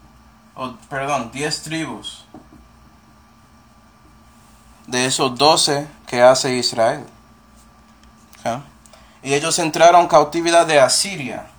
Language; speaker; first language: Spanish; non-native, fluent; English